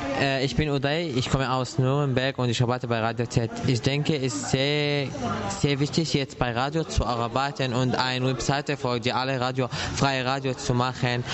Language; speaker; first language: German; non-native, learner; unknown